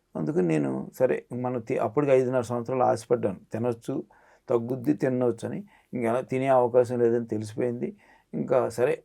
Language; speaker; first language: Telugu; native; Telugu